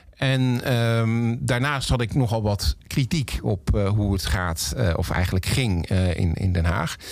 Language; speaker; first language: Dutch; native; Dutch